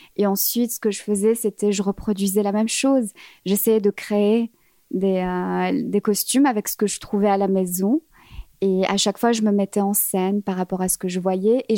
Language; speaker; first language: French; early bilingual, other home language; Arabic